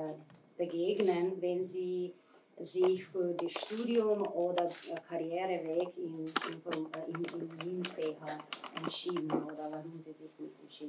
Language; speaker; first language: German; non-native, fluent; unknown